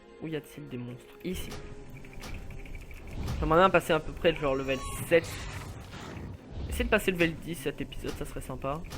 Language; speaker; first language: French; native; French